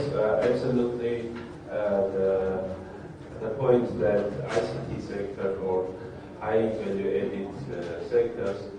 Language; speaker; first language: English; non-native, fluent; Armenian